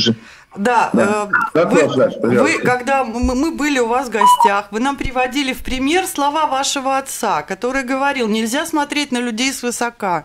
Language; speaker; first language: Russian; native; Russian